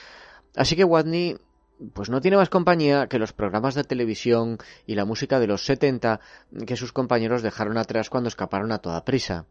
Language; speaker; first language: Spanish; native; Spanish